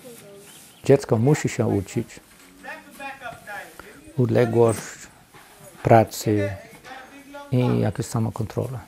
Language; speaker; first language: Polish; non-native, fluent; English